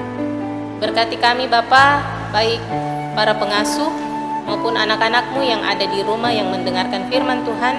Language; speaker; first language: Indonesian; native; Indonesian